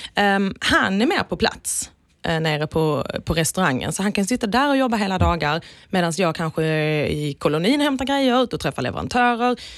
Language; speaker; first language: Swedish; native; Swedish